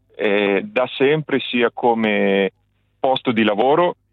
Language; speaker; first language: Italian; native; Italian